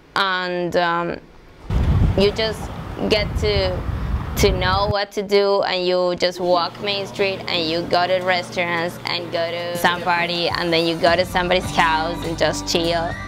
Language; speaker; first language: English; non-native, fluent; Spanish